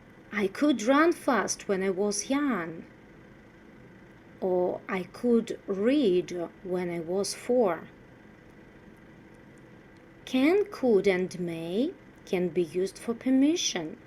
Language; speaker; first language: English; non-native, fluent; Russian